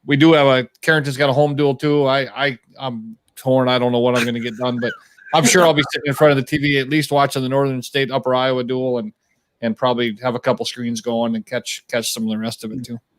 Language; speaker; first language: English; native; English